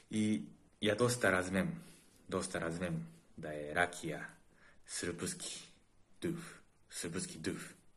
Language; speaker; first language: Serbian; non-native, learner; Japanese